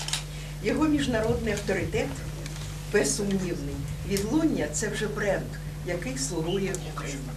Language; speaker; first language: Ukrainian; native; Ukrainian